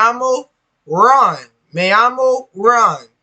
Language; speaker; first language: Spanish; non-native, learner; English